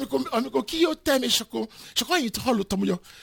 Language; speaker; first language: Hungarian; non-native, learner; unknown